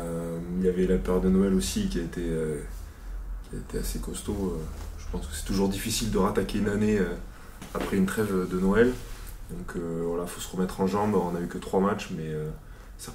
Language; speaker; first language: French; native; French